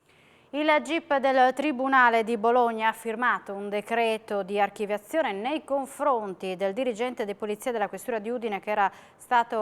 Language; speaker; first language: Italian; native; Italian